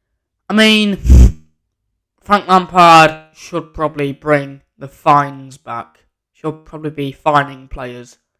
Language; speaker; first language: English; native; English